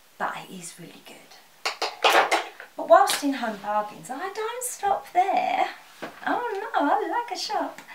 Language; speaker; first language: English; native; English